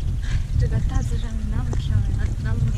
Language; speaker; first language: Chinese; non-native, learner; Russian